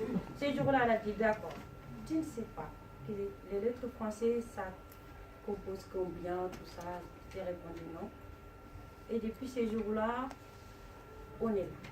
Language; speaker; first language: French; non-native, learner; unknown